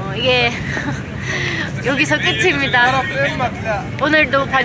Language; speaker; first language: Korean; non-native, fluent; Turkish